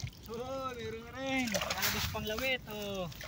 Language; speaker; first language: Filipino; native; Filipino